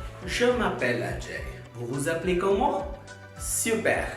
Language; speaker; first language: French; non-native, fluent; Tamil